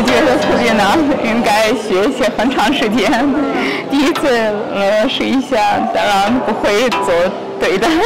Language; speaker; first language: Chinese; non-native, fluent; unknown